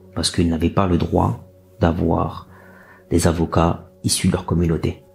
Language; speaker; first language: French; native; French